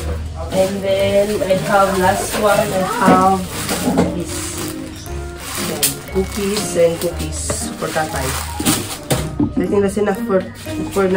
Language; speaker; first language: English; non-native, local second language; Filipino